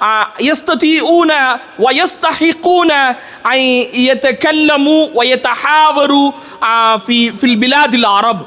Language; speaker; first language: Arabic; non-native, fluent; Tamil